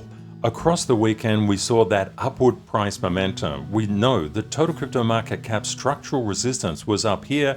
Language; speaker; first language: English; native; English